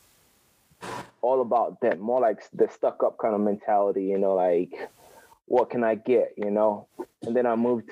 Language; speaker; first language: English; non-native, local second language; Akan